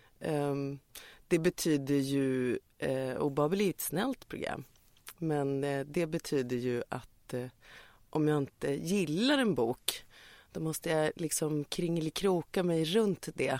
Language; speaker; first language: Swedish; native; Swedish